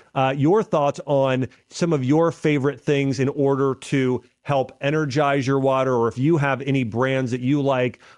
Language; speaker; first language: English; native; English